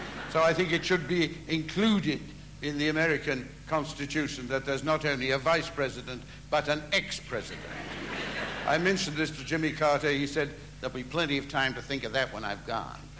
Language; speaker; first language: English; early bilingual, other home language; German